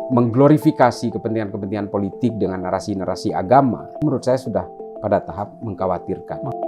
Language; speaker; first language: Indonesian; non-native, local second language; Madurese